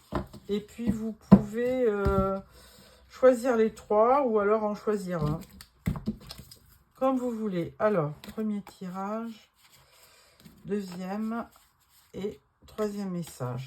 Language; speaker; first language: French; native; French